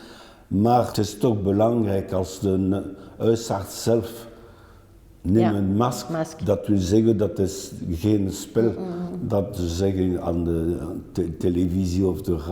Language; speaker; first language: Dutch; non-native, local second language; French